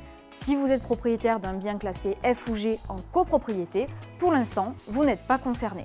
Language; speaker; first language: French; native; French